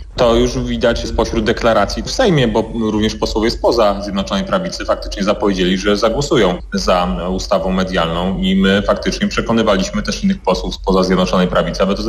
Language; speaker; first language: Polish; native; Polish